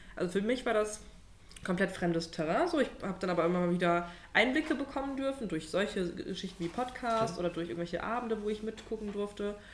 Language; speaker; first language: German; native; German